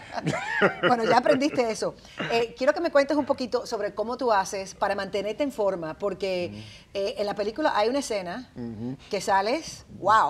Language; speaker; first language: Spanish; native; Spanish